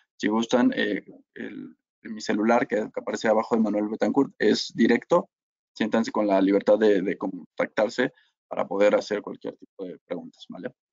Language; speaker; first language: Spanish; native; Spanish